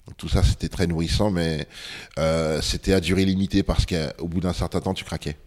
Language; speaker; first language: French; early bilingual, other home language; Bambara